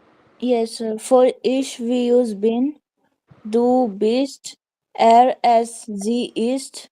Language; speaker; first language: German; non-native, learner; Hindi